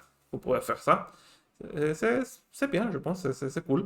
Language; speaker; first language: French; non-native, fluent; Spanish